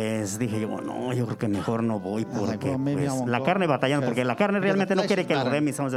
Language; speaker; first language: Spanish; native; Spanish